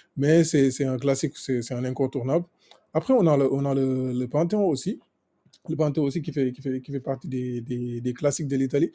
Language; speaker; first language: French; non-native, local second language; Wolof